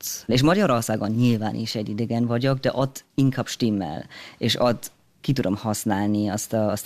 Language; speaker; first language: Hungarian; non-native, fluent; German